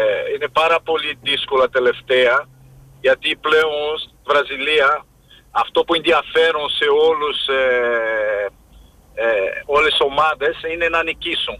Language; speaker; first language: Greek; non-native, fluent; Portuguese